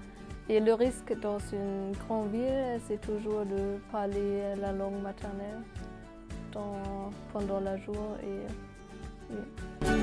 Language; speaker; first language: French; non-native, fluent; German